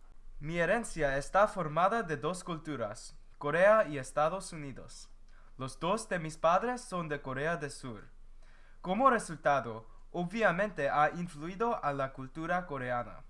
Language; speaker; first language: Spanish; non-native, learner; English